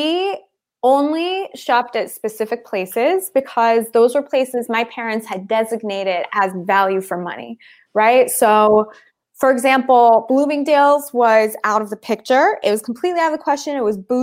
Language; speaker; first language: English; native; English